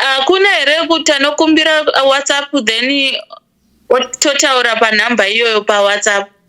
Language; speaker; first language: Shona; non-native, local second language; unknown